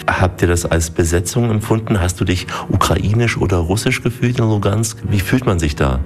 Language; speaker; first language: German; native; German